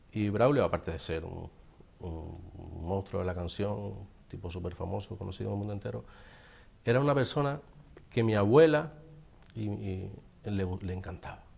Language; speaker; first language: Spanish; native; Spanish